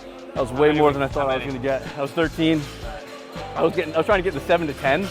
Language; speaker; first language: English; native; English